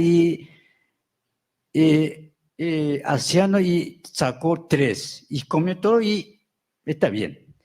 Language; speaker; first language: Spanish; non-native, local second language; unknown